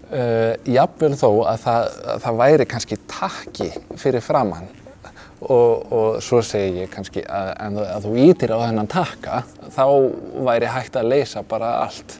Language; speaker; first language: Icelandic; non-native, fluent; Danish